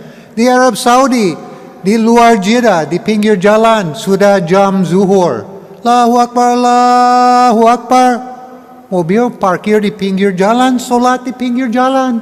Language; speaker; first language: Indonesian; non-native, fluent; English